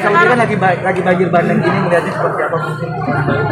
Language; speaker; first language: Indonesian; native; Indonesian